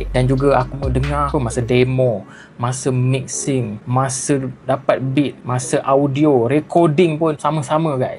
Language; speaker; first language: Malay; native; Malay